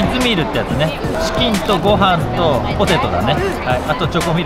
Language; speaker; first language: Japanese; native; Japanese